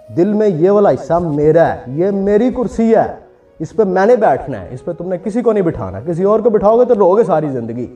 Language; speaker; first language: Urdu; non-native, local second language; Punjabi